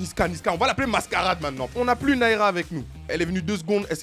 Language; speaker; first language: French; native; French